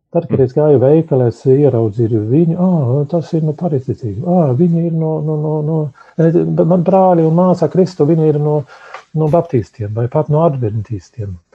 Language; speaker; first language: Latvian; early bilingual, heritage; Latvian